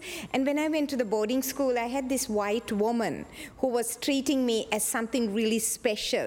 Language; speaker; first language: English; non-native, local second language; Tamil